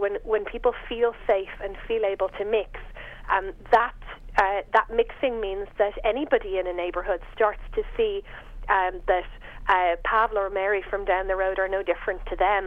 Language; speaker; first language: English; native; English